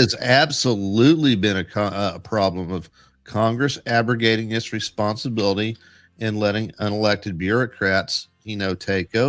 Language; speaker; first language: English; native; English